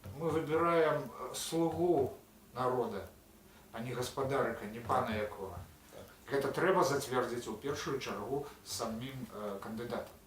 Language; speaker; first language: Belarusian; native; Belarusian